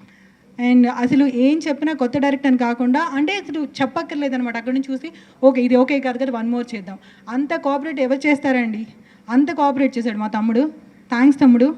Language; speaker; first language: Telugu; native; Telugu